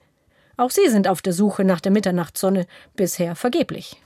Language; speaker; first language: German; native; German